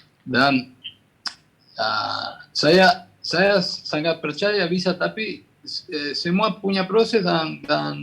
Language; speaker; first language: Indonesian; non-native, fluent; Spanish